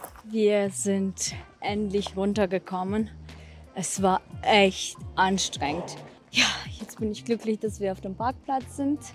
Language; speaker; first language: German; non-native, fluent; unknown